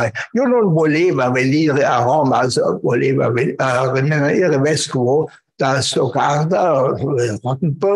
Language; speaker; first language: Italian; non-native, fluent; German